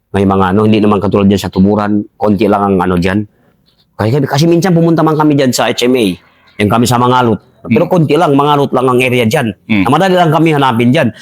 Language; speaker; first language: Filipino; non-native, local second language; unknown